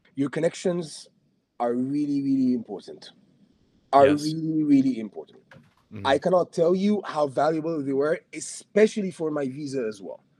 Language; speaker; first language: English; non-native, fluent; Arabic